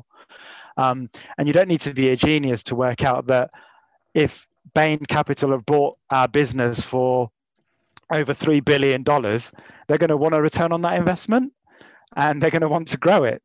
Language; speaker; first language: English; native; English